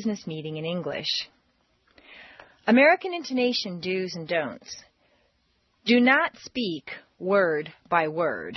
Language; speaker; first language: English; native; English